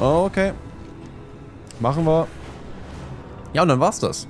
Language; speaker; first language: German; native; German